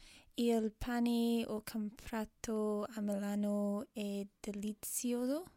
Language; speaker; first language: Italian; non-native, learner; English